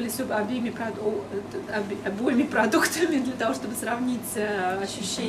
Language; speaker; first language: Russian; native; Russian